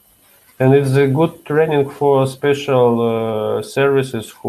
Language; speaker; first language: English; non-native, learner; Russian